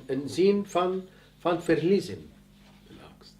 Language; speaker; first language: Dutch; non-native, learner; Arabic